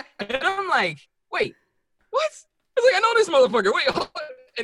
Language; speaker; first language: English; non-native, local second language; Spanish